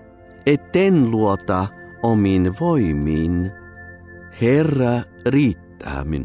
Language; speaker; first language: Finnish; non-native, fluent; Bulgarian